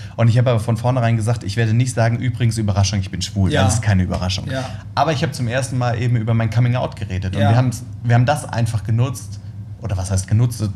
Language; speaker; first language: German; native; German